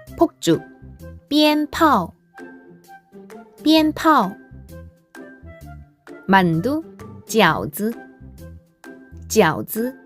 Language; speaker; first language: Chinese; non-native, fluent; Korean